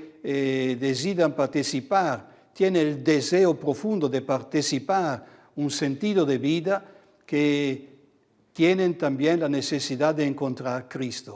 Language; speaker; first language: Spanish; non-native, fluent; Italian